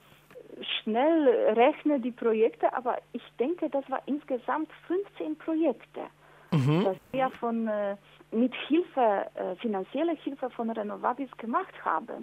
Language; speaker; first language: German; non-native, learner; Polish